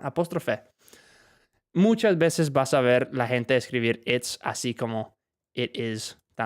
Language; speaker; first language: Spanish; non-native, fluent; English